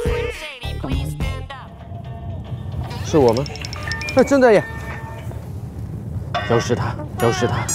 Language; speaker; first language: Chinese; non-native, local second language; Cantonese